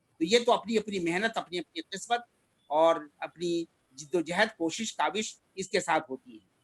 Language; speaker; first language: Urdu; native; Urdu